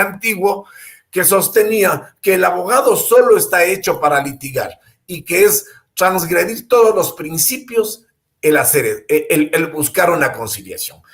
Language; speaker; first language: Spanish; native; Spanish